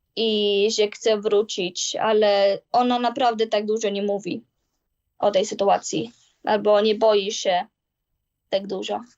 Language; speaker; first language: Polish; early bilingual, heritage; Polish